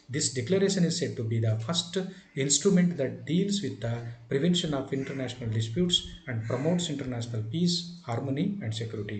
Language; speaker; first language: English; non-native, local second language; Kannada